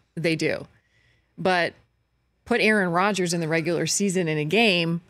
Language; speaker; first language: English; native; English